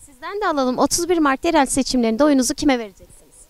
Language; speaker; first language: Turkish; native; Turkish